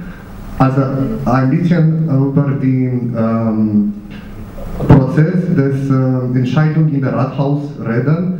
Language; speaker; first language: German; non-native, learner; Romanian